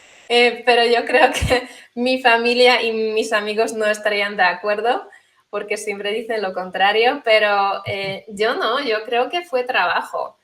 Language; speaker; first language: Spanish; non-native, fluent; Polish